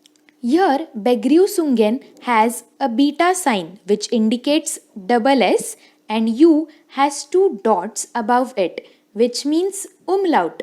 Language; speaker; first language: English; non-native, local second language; Hindi